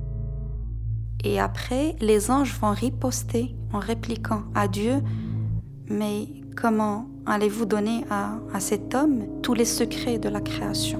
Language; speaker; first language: French; non-native, local second language; Arabic